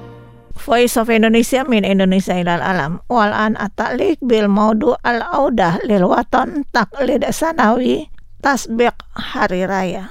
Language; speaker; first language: Arabic; non-native, fluent; Indonesian